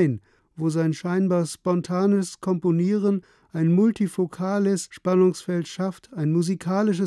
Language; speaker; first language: German; native; German